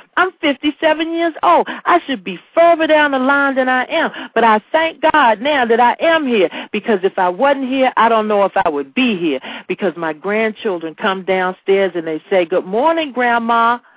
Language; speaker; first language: English; native; English